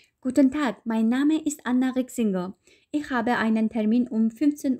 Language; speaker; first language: German; non-native, fluent; Uyghur